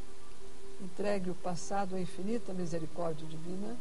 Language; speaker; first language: Portuguese; native; Portuguese